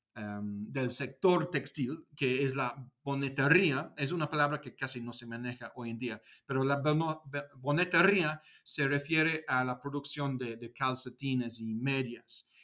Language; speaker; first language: Spanish; non-native, fluent; English